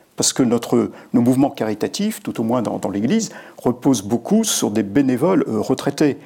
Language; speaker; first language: French; native; French